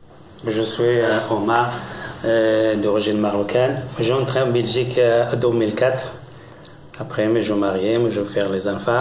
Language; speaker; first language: French; non-native, learner; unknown